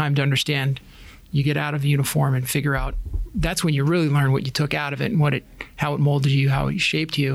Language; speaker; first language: English; native; English